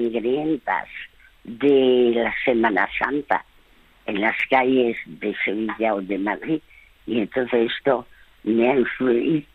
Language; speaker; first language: Spanish; non-native, fluent; French